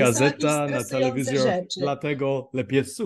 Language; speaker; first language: Polish; non-native, learner; English